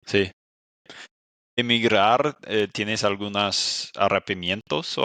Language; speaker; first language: Spanish; non-native, fluent; English